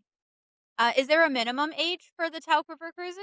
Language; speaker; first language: English; native; English